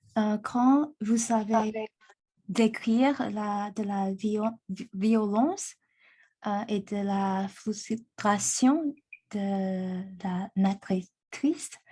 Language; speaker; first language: French; non-native, learner; Chinese